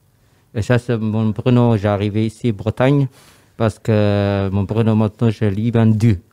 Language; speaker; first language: French; non-native, learner; Somali